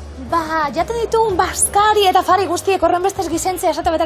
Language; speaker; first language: Basque; native; Basque